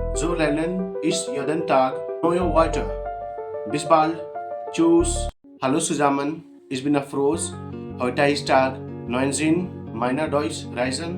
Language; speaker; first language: German; non-native, learner; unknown